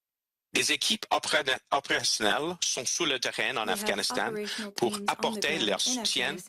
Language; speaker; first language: French; non-native, local second language; English